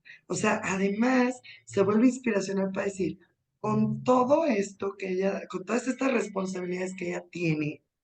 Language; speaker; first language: Spanish; native; Spanish